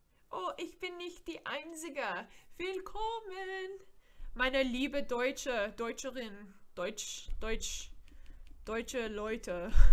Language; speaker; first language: German; non-native, learner; English